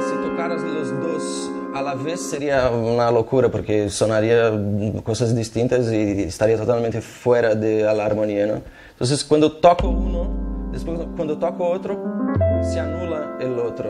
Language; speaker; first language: Spanish; non-native, fluent; Portuguese